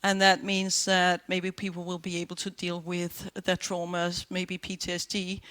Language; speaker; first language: English; non-native, fluent; Danish